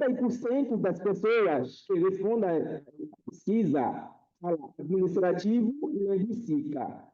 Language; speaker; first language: Portuguese; non-native, fluent; Haitian Creole